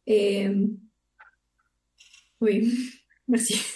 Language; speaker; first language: French; non-native, fluent; Ukrainian